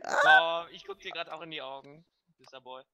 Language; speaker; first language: German; native; German